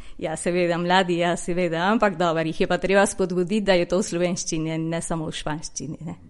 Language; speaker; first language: Slovenian; early bilingual, heritage; Slovenian